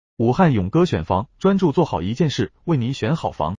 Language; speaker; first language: Chinese; native; Chinese